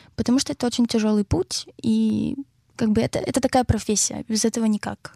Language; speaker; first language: Russian; native; Russian